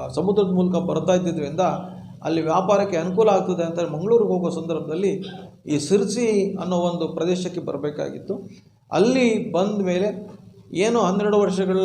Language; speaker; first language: Kannada; non-native, local second language; Lambadi